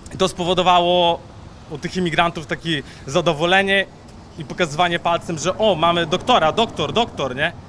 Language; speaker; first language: Polish; native; Polish